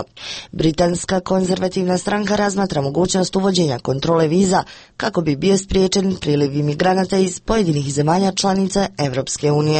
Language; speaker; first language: Croatian; native; Croatian